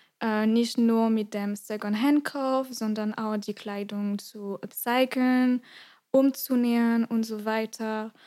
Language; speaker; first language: German; non-native, fluent; French